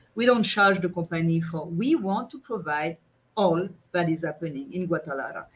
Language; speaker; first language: English; non-native, fluent; French